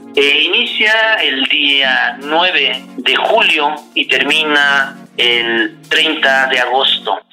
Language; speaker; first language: Spanish; non-native, local second language; Nahuatl languages